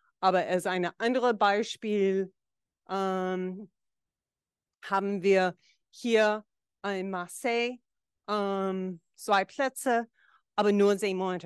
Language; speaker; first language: German; non-native, fluent; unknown